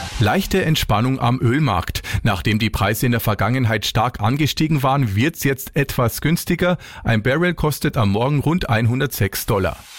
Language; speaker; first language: German; native; German